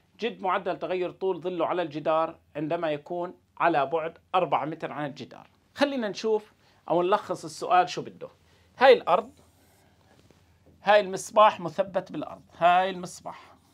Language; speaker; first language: Arabic; native; Arabic